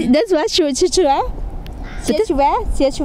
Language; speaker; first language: German; non-native, learner; Thai